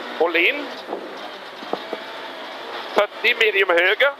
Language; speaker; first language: Swedish; native; Swedish